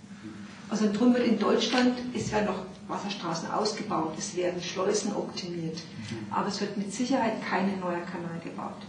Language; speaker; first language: German; native; German